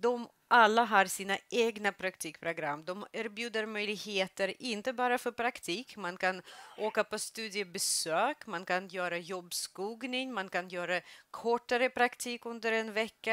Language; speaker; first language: Swedish; non-native, fluent; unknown